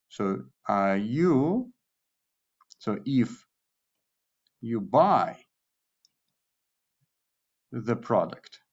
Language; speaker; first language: English; non-native, fluent; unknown